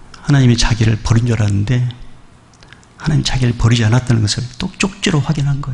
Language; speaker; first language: Korean; native; Korean